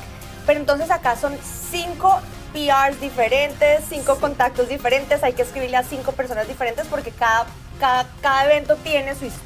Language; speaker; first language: Spanish; native; Spanish